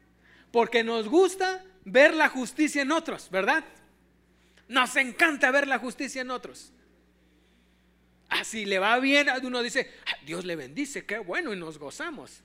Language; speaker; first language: Spanish; native; Spanish